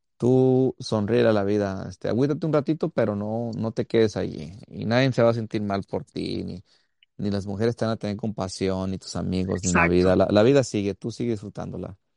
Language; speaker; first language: Spanish; early bilingual, heritage; Spanish